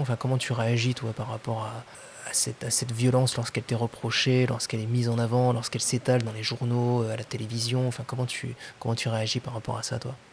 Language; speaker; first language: French; native; French